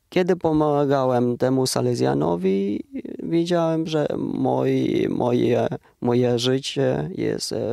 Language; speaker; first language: Polish; non-native, learner; Vietnamese